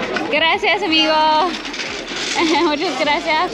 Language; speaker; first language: Spanish; non-native, learner; English